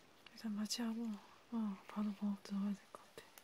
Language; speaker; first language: Korean; native; Korean